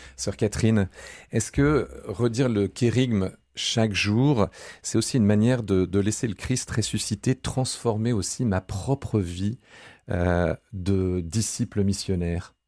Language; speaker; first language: French; native; French